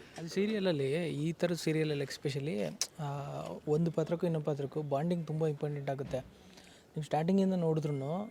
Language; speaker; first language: Kannada; native; Kannada